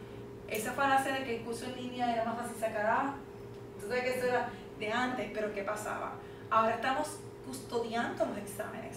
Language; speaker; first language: Spanish; native; Spanish